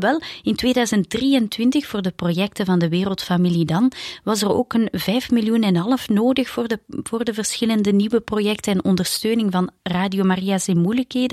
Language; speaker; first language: Dutch; native; Dutch